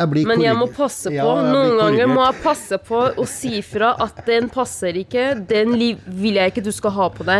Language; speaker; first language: Norwegian; non-native, fluent; Persian